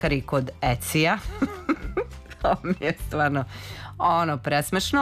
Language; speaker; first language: Serbian; native; Serbian